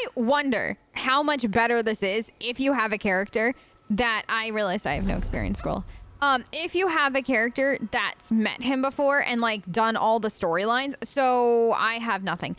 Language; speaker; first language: English; native; English